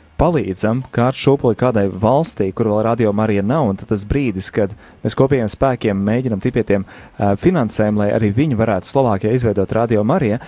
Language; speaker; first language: Latvian; native; Latvian